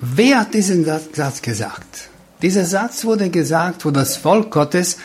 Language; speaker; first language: German; non-native, fluent; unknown